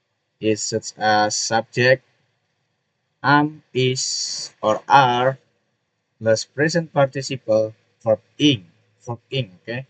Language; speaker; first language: English; non-native, learner; Indonesian